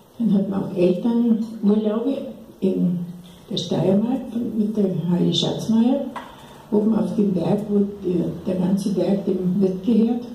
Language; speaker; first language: German; native; German